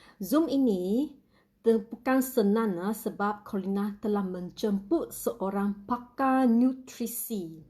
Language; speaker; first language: Malay; non-native, local second language; Chinese